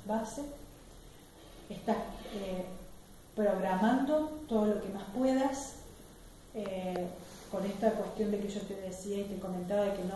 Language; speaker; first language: Spanish; native; Spanish